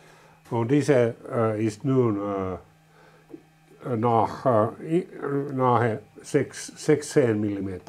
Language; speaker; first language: German; non-native, learner; Finnish